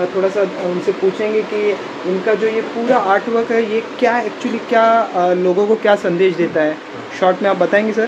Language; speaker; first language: Hindi; non-native, local second language; Marathi